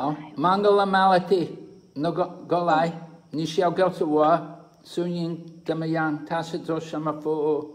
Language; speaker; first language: Chinese; non-native, fluent; English